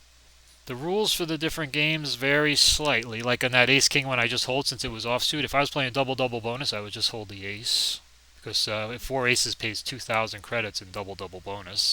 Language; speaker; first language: English; native; English